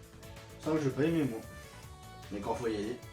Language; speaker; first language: French; native; French